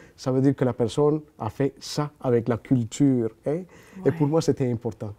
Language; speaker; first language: French; non-native, fluent; Spanish